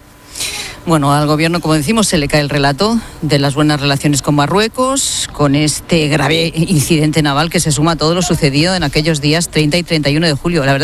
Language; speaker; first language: Spanish; native; Spanish